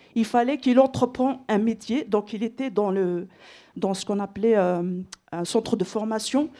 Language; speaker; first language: French; non-native, local second language; Kabyle